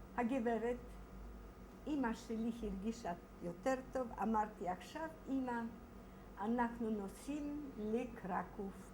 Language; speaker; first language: Hebrew; non-native, fluent; Polish